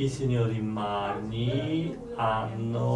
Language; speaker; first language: Italian; non-native, learner; Polish